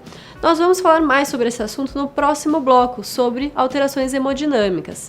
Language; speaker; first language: Portuguese; native; Portuguese